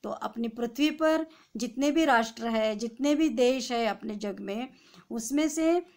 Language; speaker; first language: Hindi; non-native, local second language; Marathi